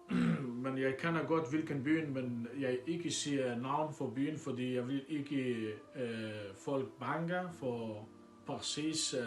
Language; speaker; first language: Danish; non-native, learner; Arabic